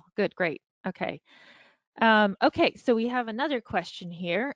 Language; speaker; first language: English; native; English